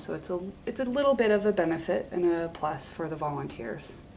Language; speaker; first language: English; native; English